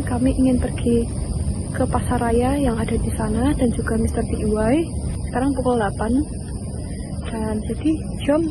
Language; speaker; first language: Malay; non-native, learner; Indonesian